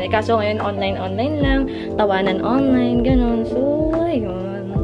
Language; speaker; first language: Filipino; native; Filipino